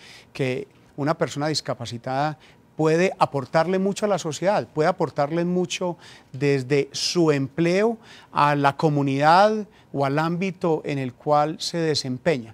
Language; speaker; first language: Spanish; native; Spanish